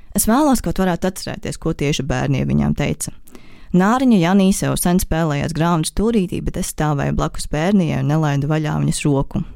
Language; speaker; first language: Latvian; native; Latvian